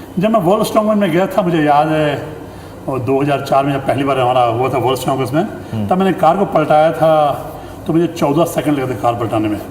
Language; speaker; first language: Hindi; native; Hindi